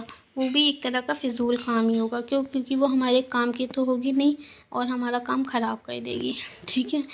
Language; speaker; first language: Hindi; native; Hindi